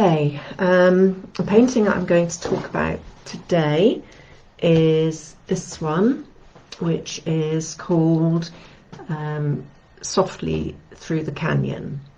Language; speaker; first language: English; native; English